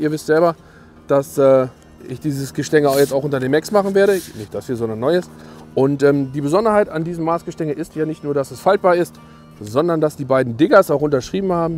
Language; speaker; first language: German; native; German